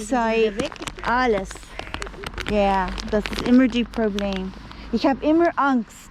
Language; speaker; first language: German; non-native, learner; English